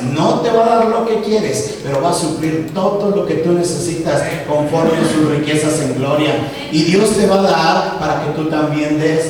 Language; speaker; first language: Spanish; native; Spanish